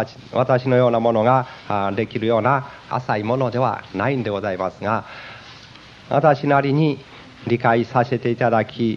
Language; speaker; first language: Japanese; native; Japanese